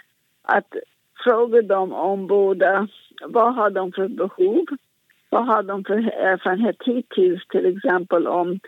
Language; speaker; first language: Swedish; non-native, fluent; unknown